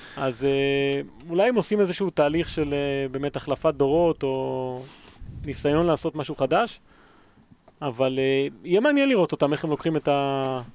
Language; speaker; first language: Hebrew; early bilingual, other home language; Spanish